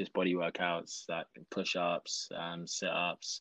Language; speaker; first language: English; native; English